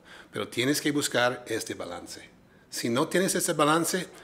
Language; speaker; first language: Spanish; non-native, fluent; English